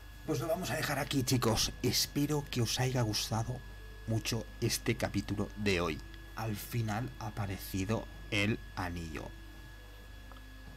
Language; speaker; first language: Spanish; native; Spanish